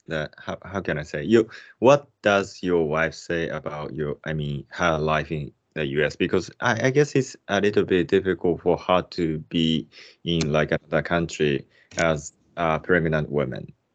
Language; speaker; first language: English; non-native, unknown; Japanese